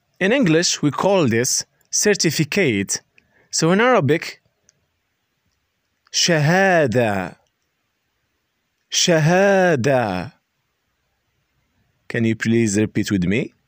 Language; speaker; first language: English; non-native, learner; Arabic